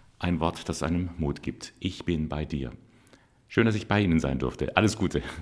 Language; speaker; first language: German; native; German